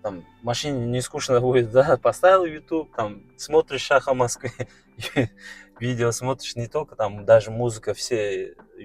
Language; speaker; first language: Russian; non-native, learner; Kyrgyz